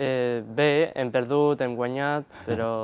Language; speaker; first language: Catalan; non-native, learner; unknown